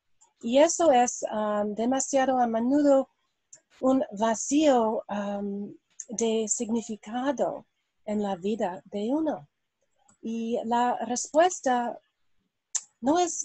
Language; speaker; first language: Spanish; non-native, learner; English